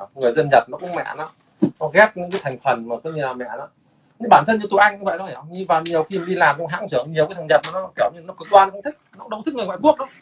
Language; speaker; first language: Vietnamese; native; Vietnamese